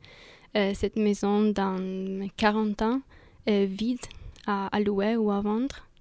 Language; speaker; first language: French; non-native, fluent; Italian